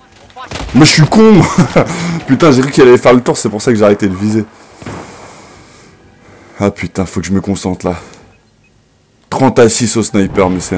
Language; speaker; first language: French; native; French